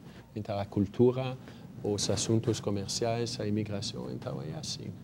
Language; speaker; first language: Portuguese; non-native, fluent; French